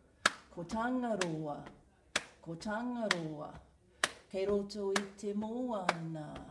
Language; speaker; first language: Māori; non-native, local second language; English